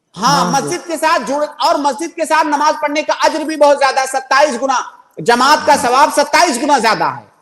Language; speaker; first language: Urdu; native; Urdu